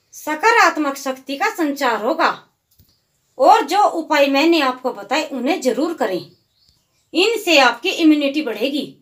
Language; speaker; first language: Hindi; native; Hindi